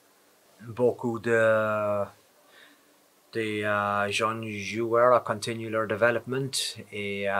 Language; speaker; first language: French; non-native, fluent; English